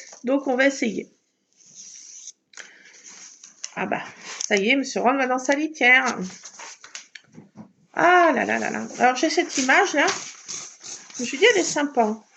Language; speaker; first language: French; native; French